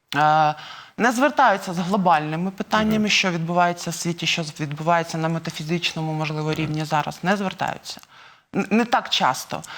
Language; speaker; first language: Ukrainian; non-native, local second language; Russian